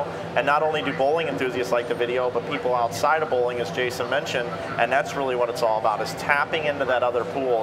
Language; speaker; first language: English; native; English